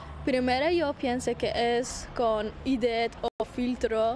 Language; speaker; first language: Spanish; non-native, learner; Persian